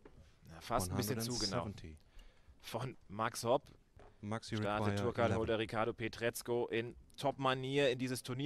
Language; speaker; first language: German; native; German